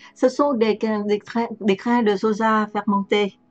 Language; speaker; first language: French; non-native, learner; Vietnamese